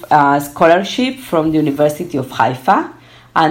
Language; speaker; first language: English; early bilingual, other home language; Spanish